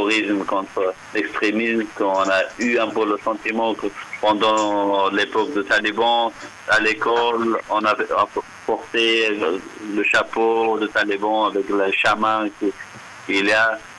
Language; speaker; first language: French; non-native, fluent; Persian